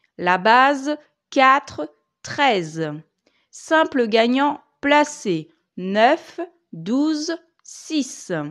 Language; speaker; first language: French; native; French